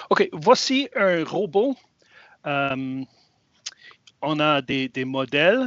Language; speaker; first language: French; non-native, fluent; English